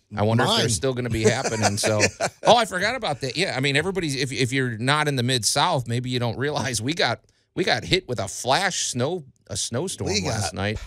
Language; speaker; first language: English; native; English